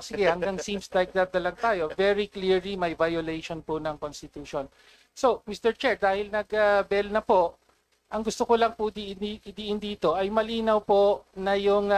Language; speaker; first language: Filipino; native; Filipino